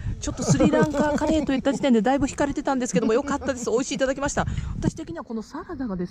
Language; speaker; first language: Japanese; native; Japanese